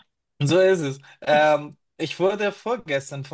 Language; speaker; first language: German; non-native, fluent; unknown